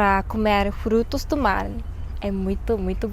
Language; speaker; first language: Portuguese; non-native, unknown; Japanese